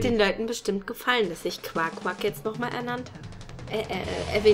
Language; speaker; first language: German; native; German